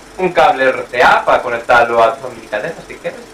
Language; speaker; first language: Spanish; non-native, local second language; Galician